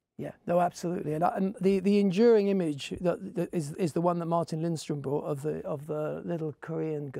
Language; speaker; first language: English; native; English